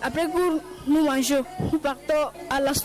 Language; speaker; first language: French; non-native, local second language; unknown